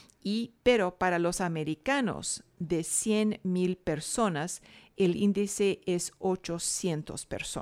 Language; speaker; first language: Spanish; non-native, fluent; English